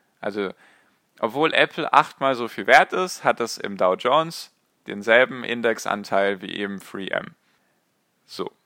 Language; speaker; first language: German; native; German